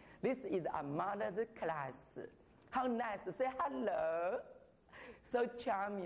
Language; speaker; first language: English; non-native, fluent; Chinese